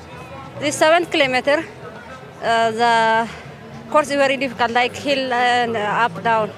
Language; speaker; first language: English; non-native, learner; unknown